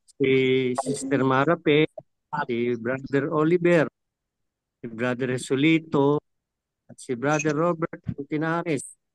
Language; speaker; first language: Filipino; native; Filipino